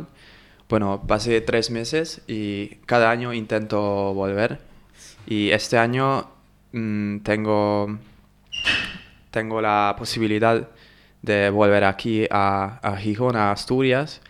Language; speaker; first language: Spanish; non-native, fluent; Hungarian